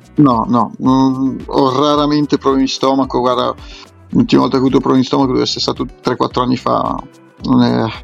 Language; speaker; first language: Italian; native; Italian